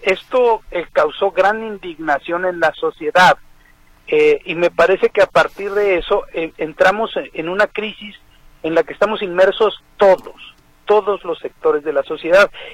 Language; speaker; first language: Spanish; native; Spanish